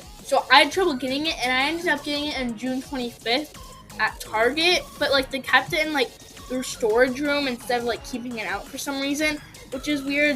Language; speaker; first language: English; native; English